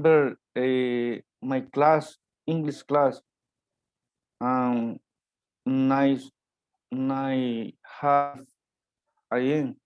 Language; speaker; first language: English; non-native, learner; Spanish